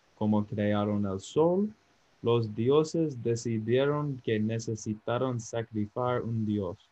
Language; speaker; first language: Spanish; non-native, learner; English